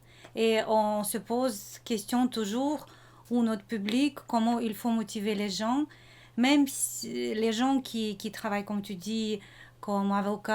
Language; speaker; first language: French; non-native, fluent; Russian